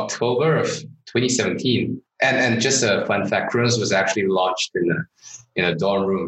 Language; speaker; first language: English; non-native, local second language; Chinese